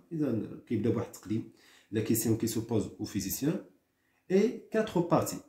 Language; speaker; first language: French; non-native, local second language; Arabic